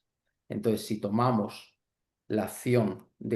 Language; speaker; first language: Spanish; native; Spanish